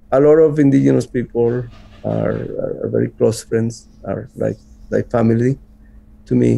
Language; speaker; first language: English; non-native, fluent; Spanish